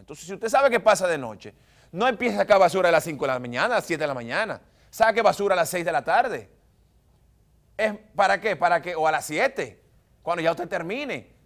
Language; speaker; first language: Spanish; native; Spanish